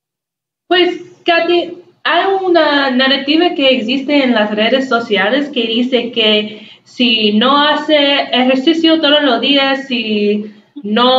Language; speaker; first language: Spanish; non-native, learner; English